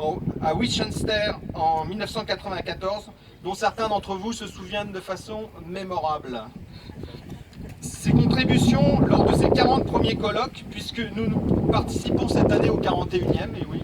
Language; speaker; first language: French; native; French